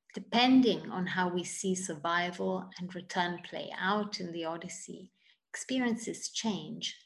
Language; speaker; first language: English; non-native, fluent; Italian